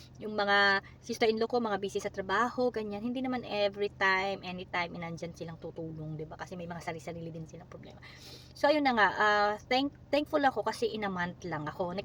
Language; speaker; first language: Filipino; native; Filipino